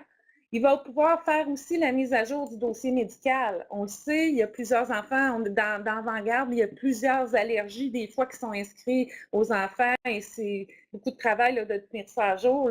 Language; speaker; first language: French; native; French